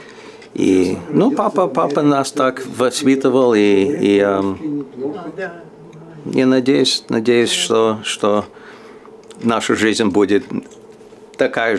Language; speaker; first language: Russian; early bilingual, heritage; Russian